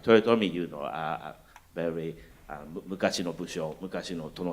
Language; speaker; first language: English; non-native, learner; Japanese